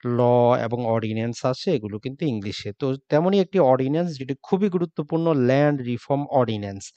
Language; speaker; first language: Bangla; native; Bangla